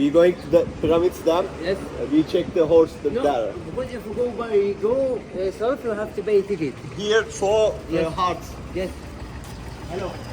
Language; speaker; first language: English; non-native, learner; Arabic